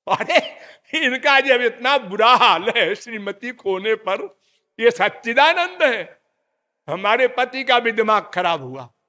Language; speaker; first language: Hindi; native; Hindi